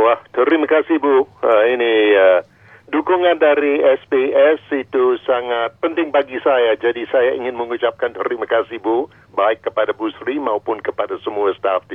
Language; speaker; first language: Indonesian; non-native, fluent; English